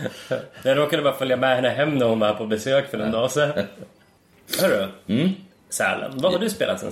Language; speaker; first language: Swedish; native; Swedish